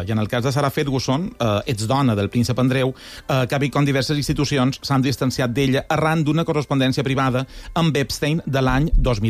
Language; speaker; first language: Catalan; native; Catalan